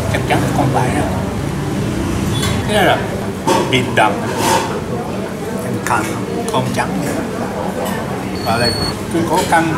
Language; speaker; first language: Vietnamese; non-native, learner; Japanese